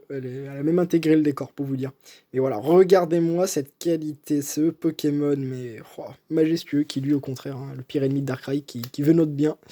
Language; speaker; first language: French; native; French